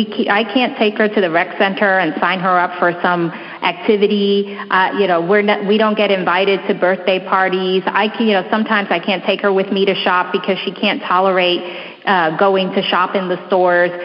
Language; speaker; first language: English; early bilingual, other home language; Spanish